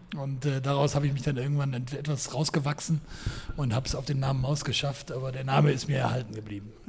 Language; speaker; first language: German; native; German